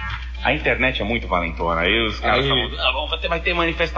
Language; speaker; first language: Portuguese; native; Portuguese